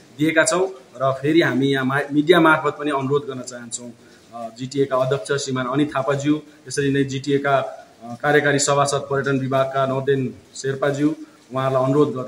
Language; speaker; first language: Nepali; native; Nepali